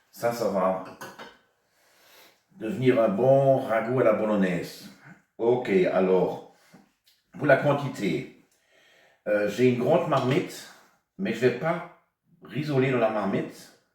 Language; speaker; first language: French; non-native, local second language; German